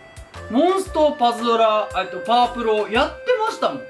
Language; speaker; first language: Japanese; native; Japanese